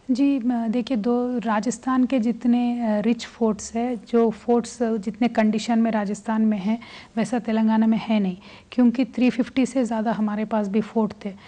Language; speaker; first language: Hindi; non-native, local second language; Telugu